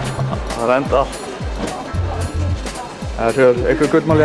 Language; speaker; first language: Icelandic; native; Icelandic